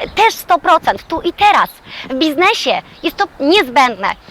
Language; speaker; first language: Polish; native; Polish